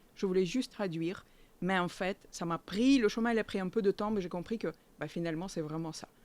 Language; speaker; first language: French; non-native, fluent; Russian